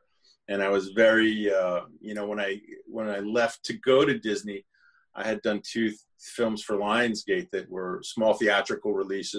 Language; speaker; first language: English; native; English